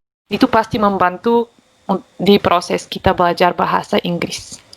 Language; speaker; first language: Indonesian; non-native, fluent; Bulgarian